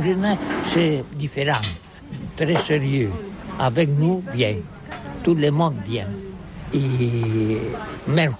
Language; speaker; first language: French; non-native, learner; Catalan